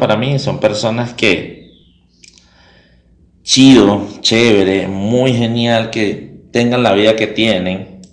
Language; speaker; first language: Spanish; native; Spanish